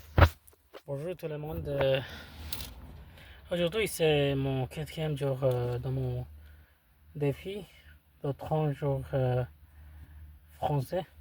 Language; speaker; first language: French; non-native, learner; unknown